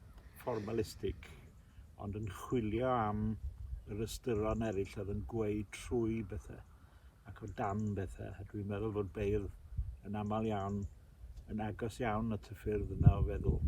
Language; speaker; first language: Welsh; native; Welsh